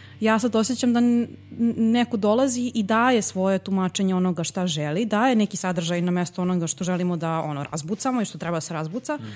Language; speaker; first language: Serbian; native; Serbian